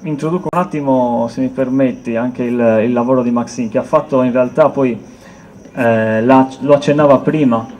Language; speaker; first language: Italian; native; Italian